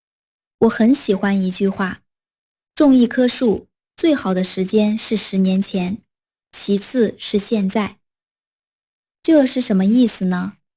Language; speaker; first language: Chinese; non-native, fluent; Vietnamese